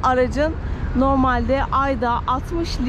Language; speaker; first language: Turkish; native; Turkish